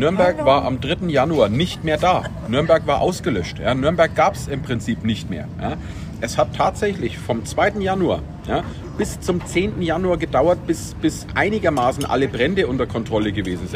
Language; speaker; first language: German; native; German